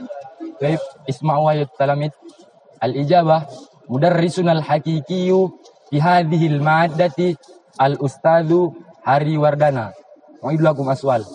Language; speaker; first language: Arabic; non-native, learner; Indonesian